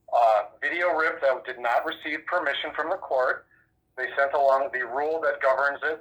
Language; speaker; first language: English; native; English